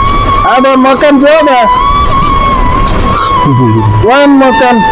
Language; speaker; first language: Arabic; non-native, learner; Bangla